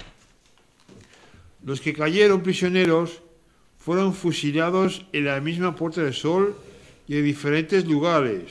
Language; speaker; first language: Spanish; native; Spanish